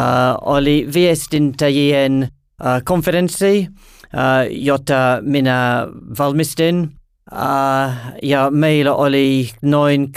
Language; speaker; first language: Finnish; non-native, learner; English